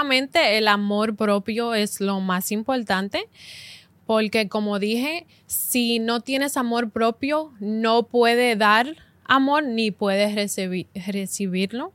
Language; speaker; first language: Spanish; early bilingual, heritage; Spanish